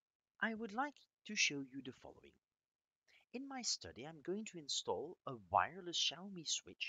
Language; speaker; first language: English; non-native, fluent; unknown